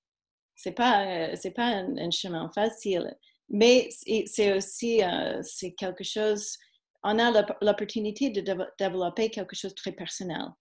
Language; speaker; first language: French; non-native, fluent; English